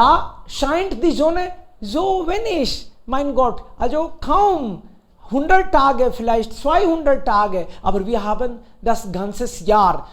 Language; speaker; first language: German; non-native, fluent; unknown